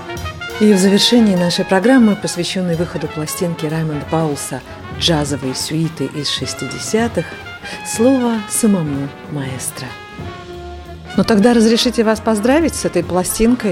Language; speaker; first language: Russian; native; Russian